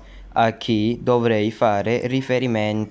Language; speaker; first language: Italian; non-native, learner; Urdu